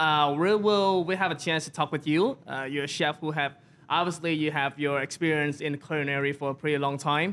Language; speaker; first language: English; non-native, fluent; Vietnamese